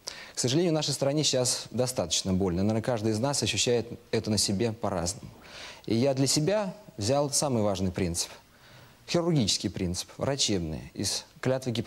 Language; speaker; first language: Russian; native; Russian